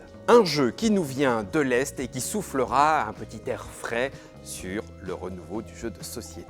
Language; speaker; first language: French; native; French